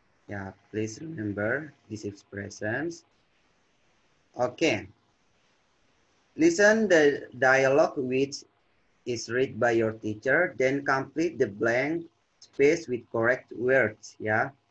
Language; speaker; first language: English; non-native, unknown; Indonesian